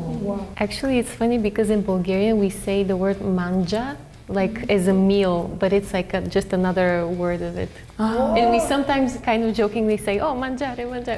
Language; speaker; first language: English; non-native, fluent; Bulgarian